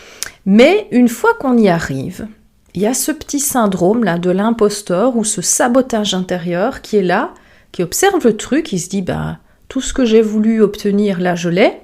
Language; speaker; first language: French; native; French